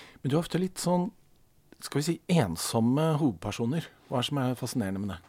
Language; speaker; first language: Norwegian; native; Norwegian